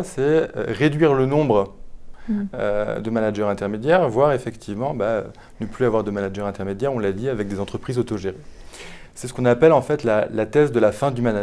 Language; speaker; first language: French; native; French